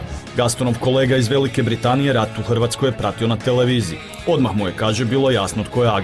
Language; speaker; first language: Croatian; native; Croatian